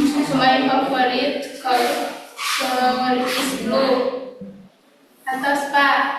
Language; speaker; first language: English; non-native, learner; Indonesian